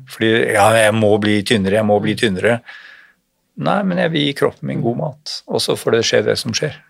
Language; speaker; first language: Norwegian; native; Norwegian